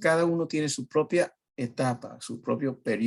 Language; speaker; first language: Spanish; early bilingual, heritage; Spanish